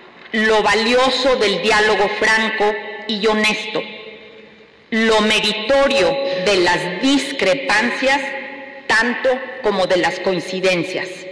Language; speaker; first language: Spanish; native; Spanish